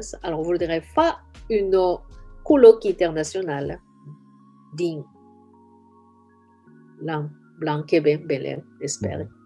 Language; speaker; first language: French; non-native, fluent; Japanese